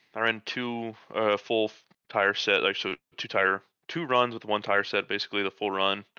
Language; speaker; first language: English; native; English